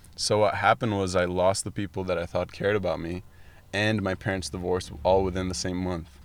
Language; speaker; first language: English; early bilingual, other home language; Arabic